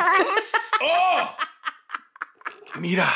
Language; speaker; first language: Spanish; non-native, learner; English